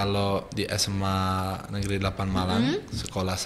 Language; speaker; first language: Indonesian; non-native, fluent; Italian